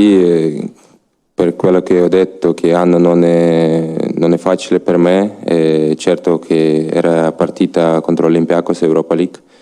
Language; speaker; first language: Italian; non-native, learner; Ukrainian